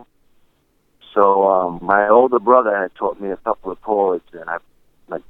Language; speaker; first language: English; native; English